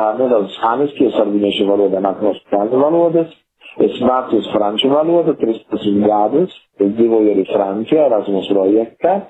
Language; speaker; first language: Latvian; non-native, fluent; Italian